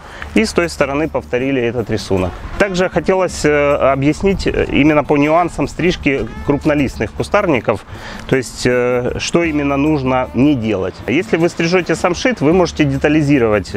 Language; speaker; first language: Russian; native; Russian